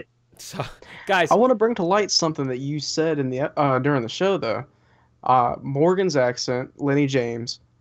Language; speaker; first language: English; native; English